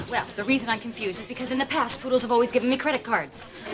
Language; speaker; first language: English; native; English